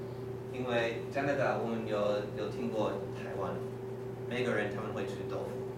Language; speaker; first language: Chinese; non-native, learner; English